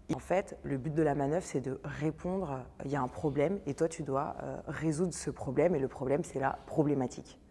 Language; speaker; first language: French; native; French